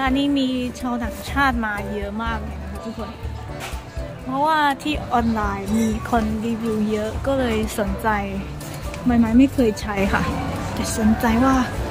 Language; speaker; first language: Thai; non-native, fluent; Chinese